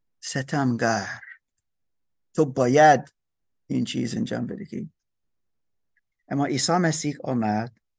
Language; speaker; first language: Persian; non-native, learner; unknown